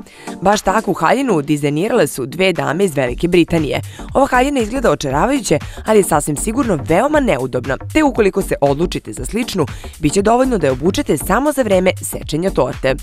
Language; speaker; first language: Croatian; native; Croatian